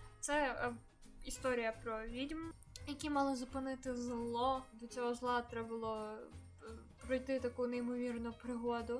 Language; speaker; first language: Ukrainian; native; Ukrainian